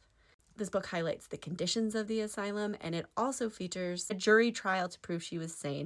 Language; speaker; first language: English; native; English